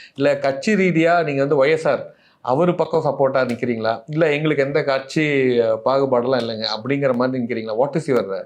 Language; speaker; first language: Tamil; native; Tamil